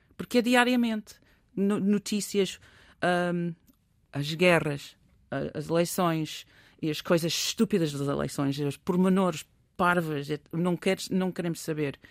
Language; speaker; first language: Portuguese; non-native, fluent; English